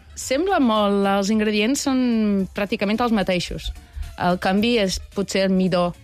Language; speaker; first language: Catalan; non-native, fluent; Portuguese